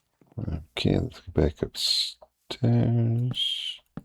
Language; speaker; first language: English; native; English